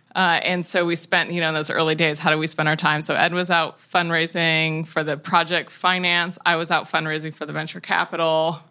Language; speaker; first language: English; native; English